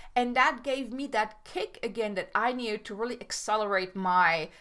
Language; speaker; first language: English; non-native, fluent; German